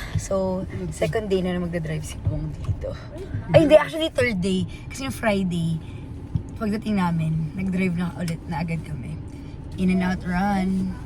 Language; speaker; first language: Filipino; native; Filipino